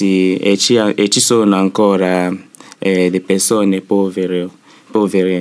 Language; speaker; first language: Italian; non-native, learner; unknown